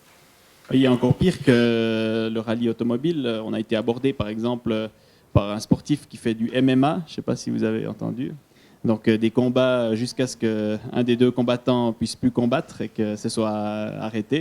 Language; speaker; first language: French; native; French